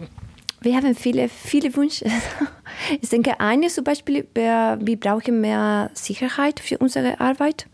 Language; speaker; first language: German; non-native, learner; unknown